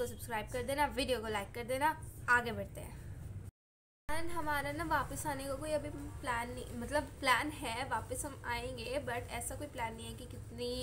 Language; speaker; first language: Hindi; native; Hindi